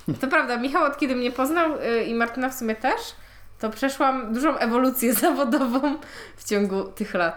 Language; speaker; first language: Polish; native; Polish